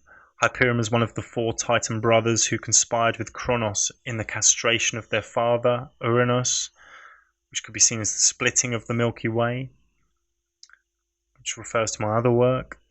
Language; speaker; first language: English; native; English